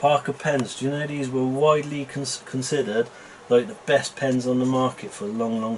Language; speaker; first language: English; native; English